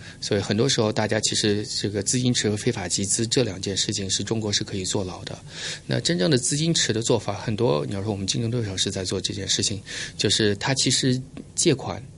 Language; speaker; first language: Chinese; early bilingual, heritage; Chinese